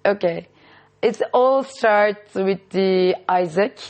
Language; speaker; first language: English; non-native, fluent; Turkish